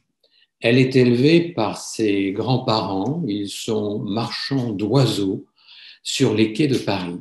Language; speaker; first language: French; native; French